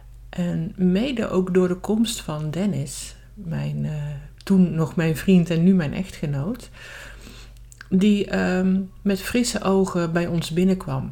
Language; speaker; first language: Dutch; native; Dutch